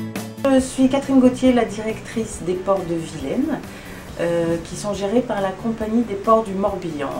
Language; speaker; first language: French; native; French